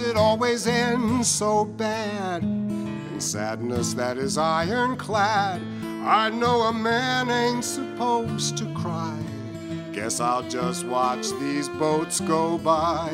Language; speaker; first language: English; native; English